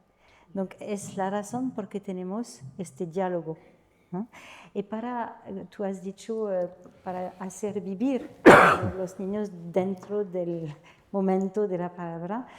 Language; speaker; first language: Spanish; non-native, fluent; French